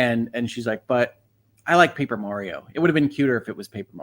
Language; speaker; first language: English; native; English